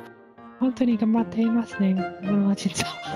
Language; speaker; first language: Japanese; non-native, fluent; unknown